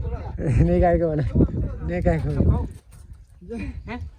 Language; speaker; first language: Hindi; non-native, local second language; Malayalam